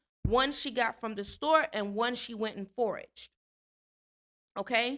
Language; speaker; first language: English; native; English